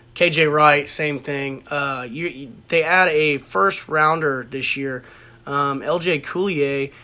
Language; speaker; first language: English; native; English